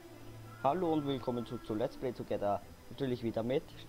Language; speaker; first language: German; native; German